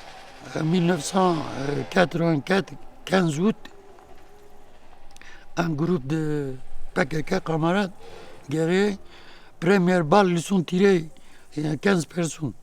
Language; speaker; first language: French; non-native, learner; Kurdish